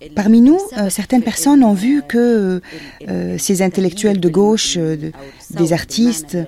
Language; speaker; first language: French; non-native, fluent; Arabic